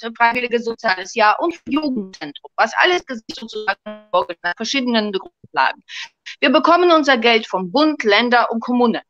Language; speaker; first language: German; non-native, fluent; Russian